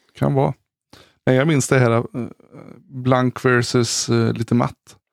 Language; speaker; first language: Swedish; native; Swedish